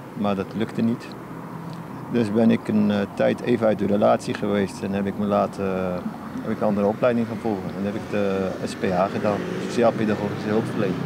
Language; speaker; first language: Dutch; early bilingual, other home language; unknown